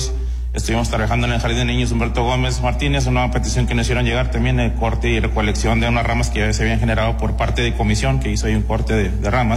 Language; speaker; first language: Spanish; native; Spanish